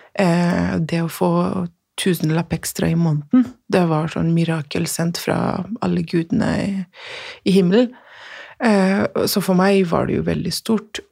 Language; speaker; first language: Norwegian; non-native, fluent; Persian